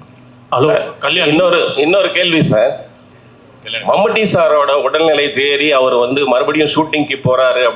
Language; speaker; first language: Tamil; native; Tamil